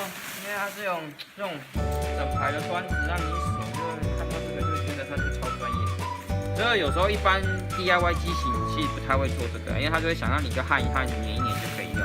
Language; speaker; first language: Chinese; native; Chinese